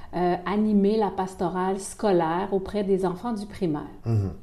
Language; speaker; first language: French; native; French